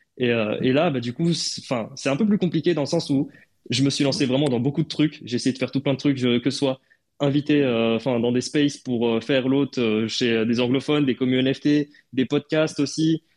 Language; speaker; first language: French; native; French